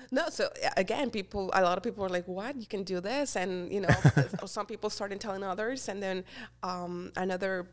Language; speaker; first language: English; non-native, fluent; Spanish